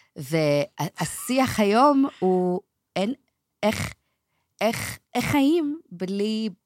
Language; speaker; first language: Hebrew; native; Hebrew